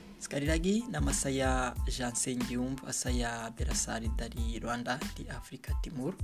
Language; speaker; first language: Indonesian; non-native, learner; Kinyarwanda